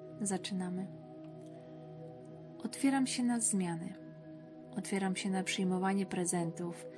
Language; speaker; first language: Polish; native; Polish